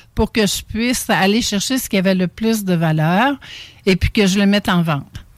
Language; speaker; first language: French; native; French